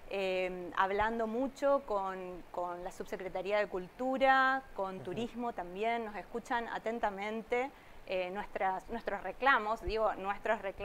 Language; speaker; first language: Spanish; native; Spanish